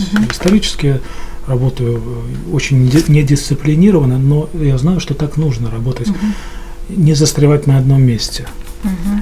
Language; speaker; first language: Russian; native; Russian